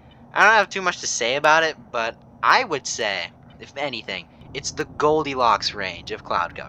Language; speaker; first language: English; native; English